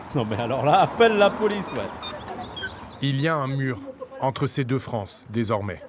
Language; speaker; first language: French; native; French